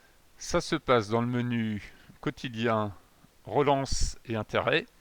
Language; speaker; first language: French; native; French